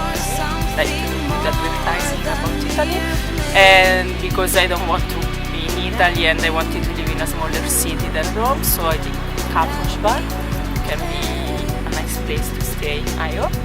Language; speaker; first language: English; non-native, learner; Italian